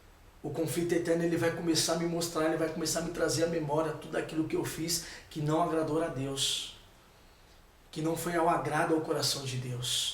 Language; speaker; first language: Portuguese; native; Portuguese